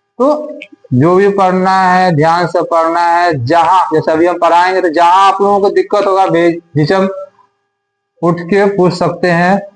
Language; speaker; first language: Hindi; native; Hindi